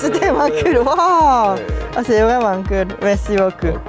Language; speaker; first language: French; non-native, fluent; Japanese